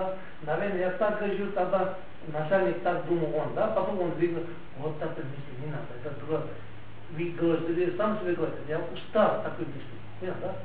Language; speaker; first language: Russian; non-native, learner; Tibetan